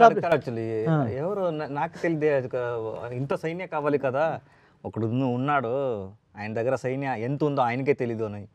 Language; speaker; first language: Telugu; non-native, learner; Kannada